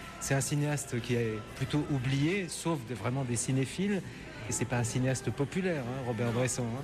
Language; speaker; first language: French; native; French